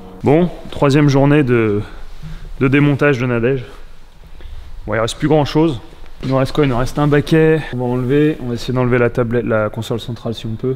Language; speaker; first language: French; native; French